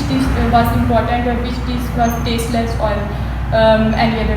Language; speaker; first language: English; non-native, local second language; Urdu